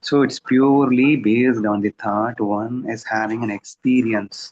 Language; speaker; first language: English; non-native, local second language; Tamil